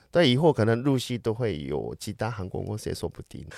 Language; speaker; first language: Chinese; non-native, fluent; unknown